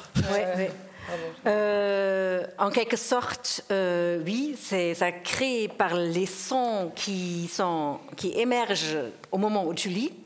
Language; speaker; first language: French; non-native, fluent; German